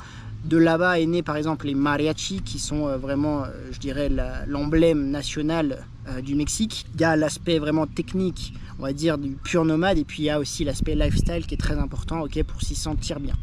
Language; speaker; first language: French; native; French